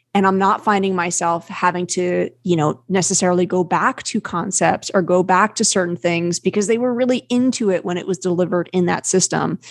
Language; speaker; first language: English; native; English